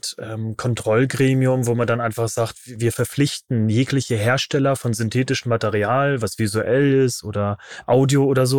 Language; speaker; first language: German; native; German